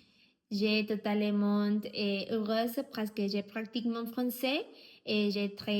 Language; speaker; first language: French; non-native, learner; Spanish